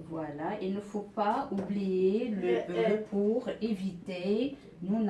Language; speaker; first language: French; non-native, local second language; Arabic